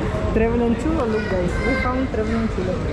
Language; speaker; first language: English; non-native, learner; Russian